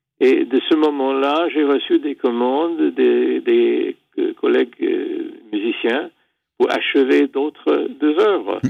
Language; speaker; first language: French; non-native, fluent; English